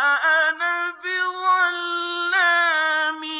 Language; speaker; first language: Arabic; native; Arabic